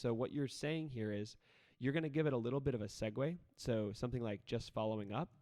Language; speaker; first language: English; native; English